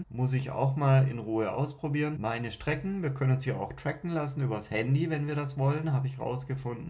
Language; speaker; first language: German; native; German